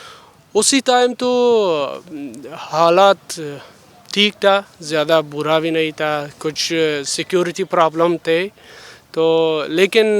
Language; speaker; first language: Hindi; non-native, fluent; Persian